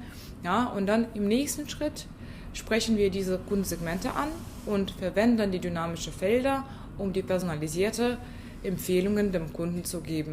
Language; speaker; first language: German; non-native, fluent; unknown